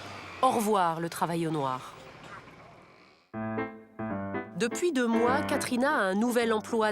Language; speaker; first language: French; native; French